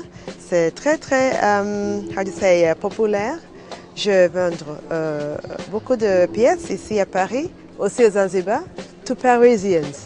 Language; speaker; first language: French; non-native, learner; Swahili